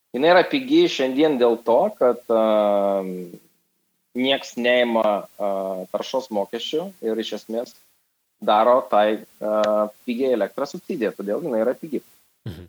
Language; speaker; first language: Lithuanian; non-native, local second language; Russian